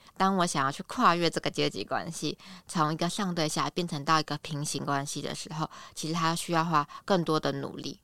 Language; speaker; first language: Chinese; native; Chinese